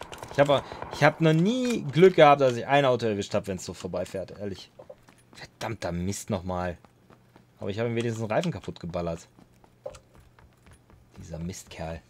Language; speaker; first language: German; native; German